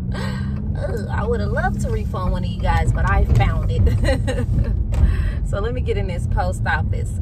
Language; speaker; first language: English; native; English